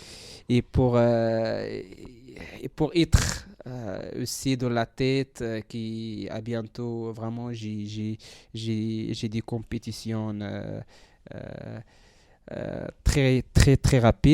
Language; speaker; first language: French; non-native, learner; Central Atlas Tamazight